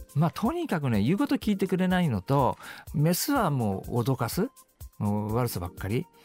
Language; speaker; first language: Japanese; native; Japanese